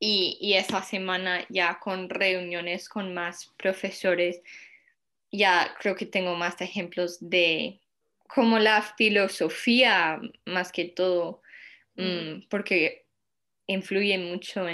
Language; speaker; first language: Spanish; early bilingual, heritage; Spanish